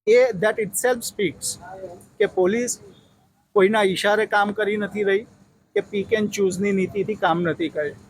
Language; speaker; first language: Gujarati; native; Gujarati